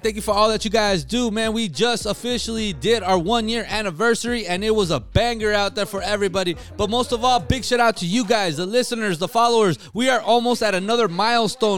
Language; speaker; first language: English; early bilingual, other home language; Spanish